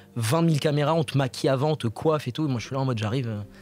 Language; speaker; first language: French; native; French